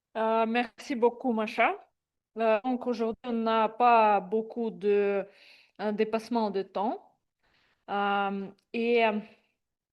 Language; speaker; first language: French; non-native, fluent; Russian